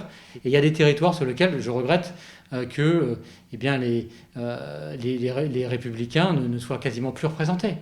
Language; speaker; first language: French; native; French